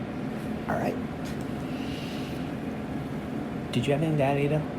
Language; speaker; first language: English; native; English